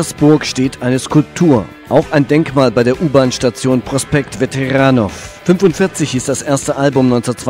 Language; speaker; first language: German; native; German